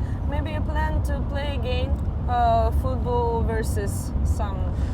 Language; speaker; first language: English; non-native, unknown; Russian